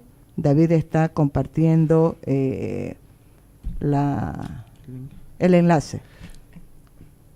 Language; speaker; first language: Spanish; native; Spanish